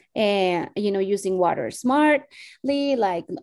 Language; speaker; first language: English; non-native, fluent; Spanish